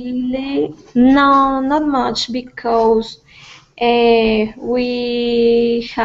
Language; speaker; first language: English; non-native, learner; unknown